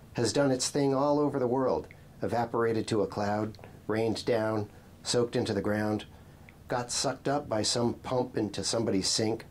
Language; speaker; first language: English; native; English